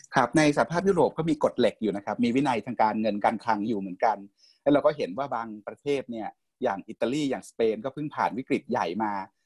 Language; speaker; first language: Thai; native; Thai